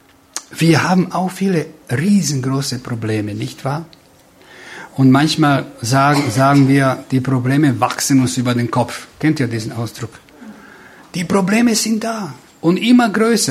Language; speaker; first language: German; non-native, fluent; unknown